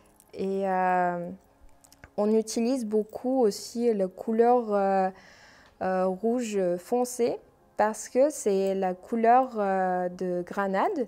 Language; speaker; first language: French; non-native, fluent; Armenian